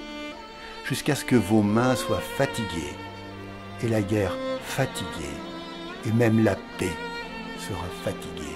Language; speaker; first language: French; native; French